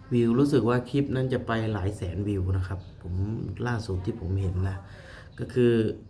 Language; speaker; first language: Thai; native; Thai